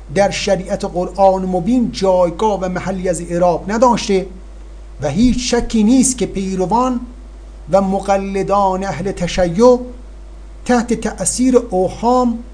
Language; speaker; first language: Persian; native; Persian